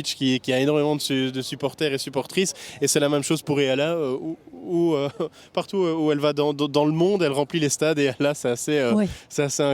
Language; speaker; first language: French; native; French